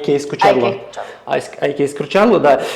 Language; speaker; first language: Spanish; non-native, fluent; Russian